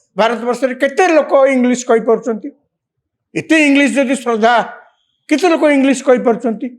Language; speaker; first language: Odia; native; Odia